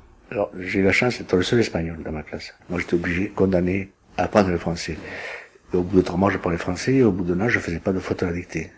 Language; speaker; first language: French; early bilingual, other home language; Spanish